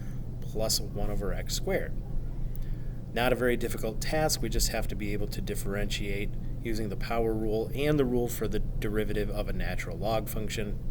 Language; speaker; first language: English; native; English